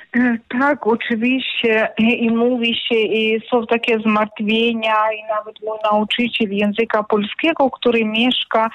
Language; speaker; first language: Polish; non-native, fluent; Ukrainian